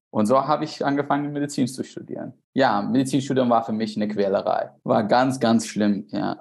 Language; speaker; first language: German; non-native, fluent; Arabic